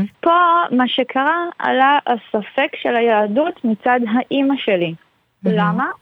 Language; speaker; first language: Hebrew; early bilingual, other home language; Russian